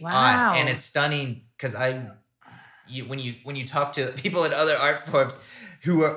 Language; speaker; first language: English; native; English